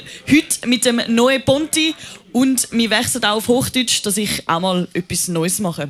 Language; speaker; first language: German; native; German